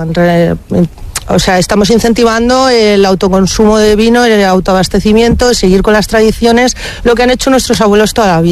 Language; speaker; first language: Spanish; native; Spanish